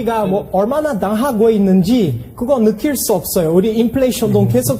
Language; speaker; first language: Korean; non-native, fluent; Portuguese